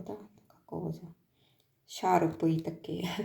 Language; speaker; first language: Ukrainian; non-native, learner; Korean